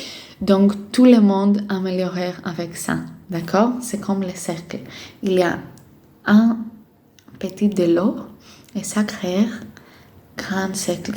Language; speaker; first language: French; non-native, fluent; Greek